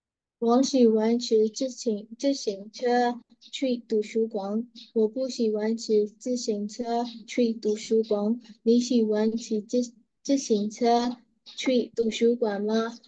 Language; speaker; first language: Chinese; non-native, learner; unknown